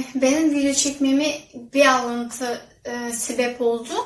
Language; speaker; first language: Turkish; non-native, fluent; Kazakh